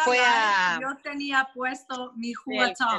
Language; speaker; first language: Spanish; non-native, fluent; English